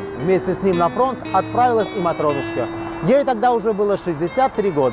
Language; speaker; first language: Russian; native; Russian